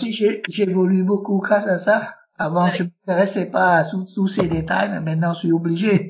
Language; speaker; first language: French; non-native, fluent; Vietnamese